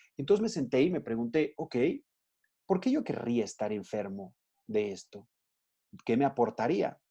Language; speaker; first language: Spanish; native; Spanish